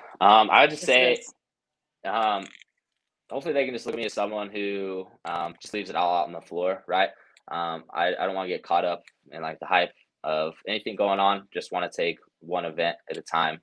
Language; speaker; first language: English; native; English